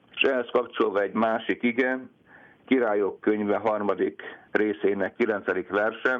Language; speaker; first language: Hungarian; native; Hungarian